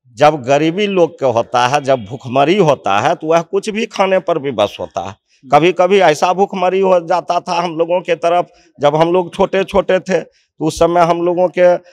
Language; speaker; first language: Hindi; native; Hindi